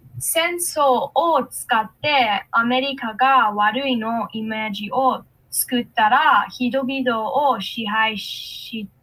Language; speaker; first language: Japanese; non-native, learner; English